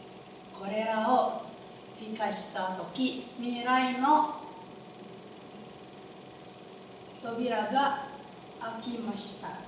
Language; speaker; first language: Japanese; non-native, learner; Indonesian